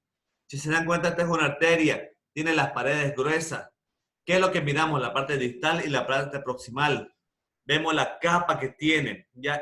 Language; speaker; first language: Spanish; native; Spanish